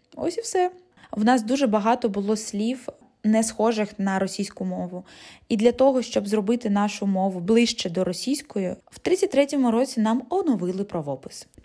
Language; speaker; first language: Ukrainian; non-native, local second language; Russian